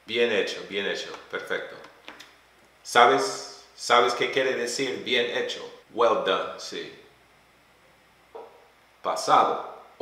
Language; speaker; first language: Spanish; non-native, fluent; English